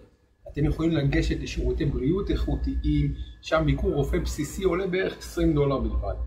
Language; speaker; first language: Hebrew; native; Hebrew